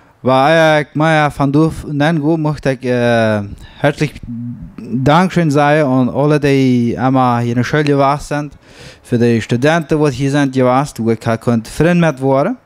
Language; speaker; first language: German; non-native, learner; Plautdietsch